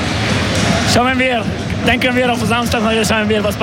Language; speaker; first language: German; non-native, local second language; French